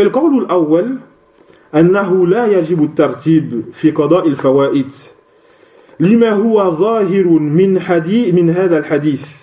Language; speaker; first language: Arabic; non-native, fluent; French